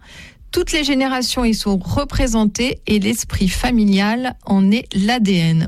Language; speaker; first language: French; native; French